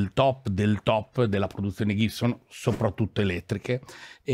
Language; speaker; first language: Italian; native; Italian